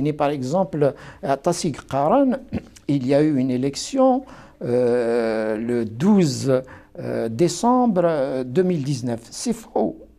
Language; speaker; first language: French; non-native, local second language; Kabyle